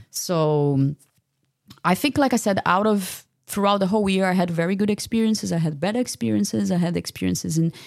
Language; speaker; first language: English; non-native, fluent; Portuguese